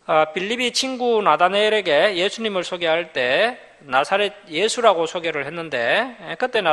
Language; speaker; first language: Korean; native; Korean